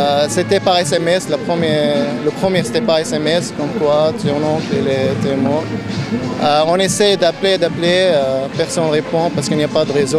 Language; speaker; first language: French; non-native, fluent; Arabic